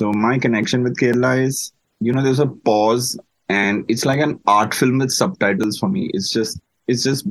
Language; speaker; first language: English; non-native, local second language; Malayalam